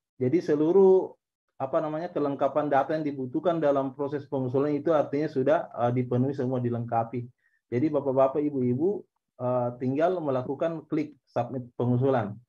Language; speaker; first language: Indonesian; native; Indonesian